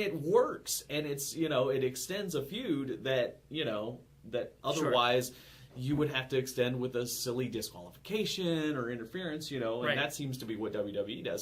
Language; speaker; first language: English; native; English